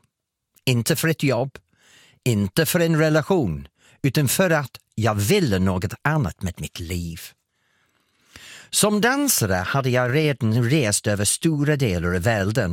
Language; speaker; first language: Swedish; non-native, fluent; English